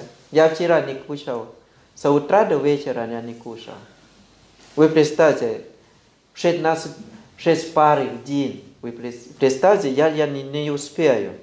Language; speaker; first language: Russian; non-native, fluent; Thai